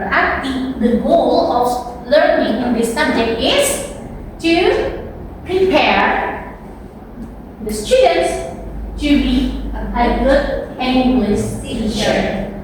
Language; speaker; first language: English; non-native, learner; Indonesian